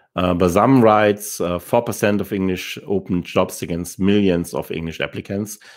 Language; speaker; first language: English; non-native, fluent; German